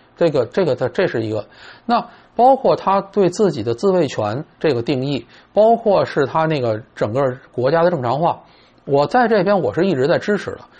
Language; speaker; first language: Chinese; native; Chinese